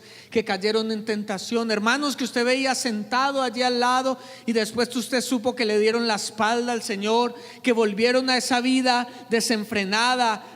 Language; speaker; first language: Spanish; native; Spanish